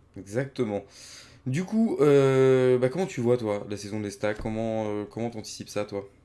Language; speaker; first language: French; native; French